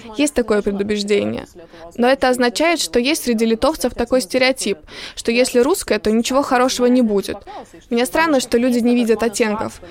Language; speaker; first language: Russian; non-native, local second language; Lithuanian